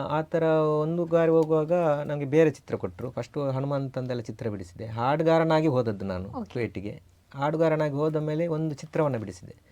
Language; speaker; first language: Kannada; non-native, local second language; Tulu